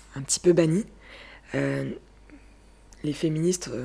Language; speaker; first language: French; native; French